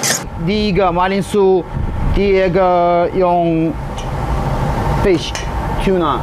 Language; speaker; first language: Chinese; non-native, learner; Russian